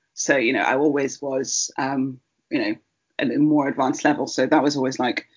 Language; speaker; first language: English; early bilingual, heritage; Spanish